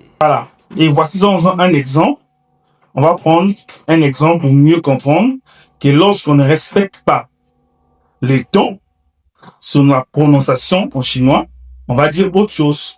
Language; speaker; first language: French; non-native, fluent; Chinese